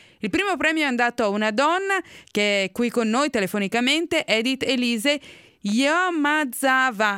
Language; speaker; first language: Italian; native; Italian